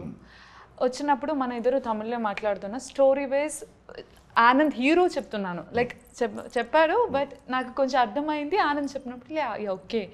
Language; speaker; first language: Telugu; non-native, learner; Malayalam